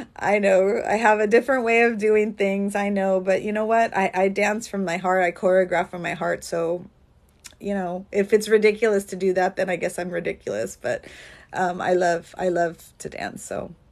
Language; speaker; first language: English; early bilingual, other home language; Spanish